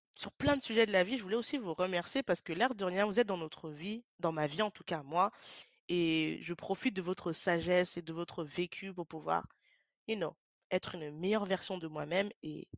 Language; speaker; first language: French; native; French